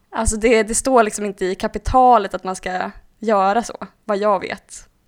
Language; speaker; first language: Swedish; native; Swedish